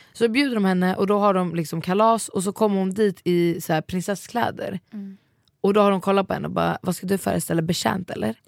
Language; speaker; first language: Swedish; native; Swedish